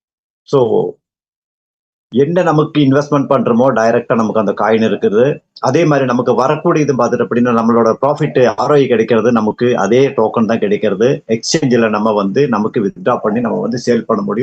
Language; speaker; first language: Tamil; native; Tamil